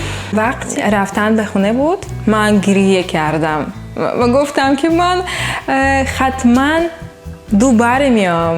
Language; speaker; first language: Persian; non-native, learner; Russian